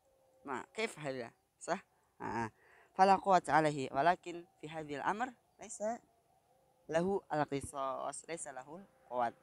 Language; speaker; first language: Arabic; non-native, fluent; Indonesian